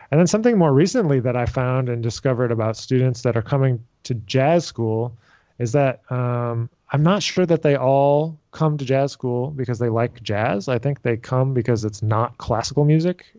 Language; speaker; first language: English; native; English